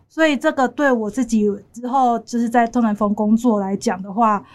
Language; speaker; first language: Chinese; native; Chinese